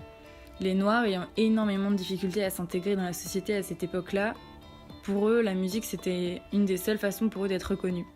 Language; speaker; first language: French; native; French